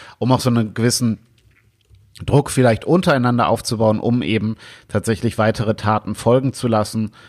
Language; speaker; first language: German; native; German